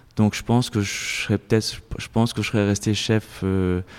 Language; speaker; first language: French; native; French